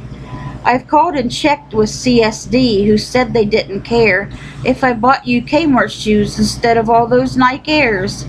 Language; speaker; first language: English; native; English